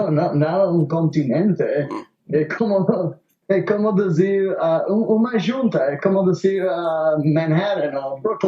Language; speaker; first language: Portuguese; non-native, learner; Spanish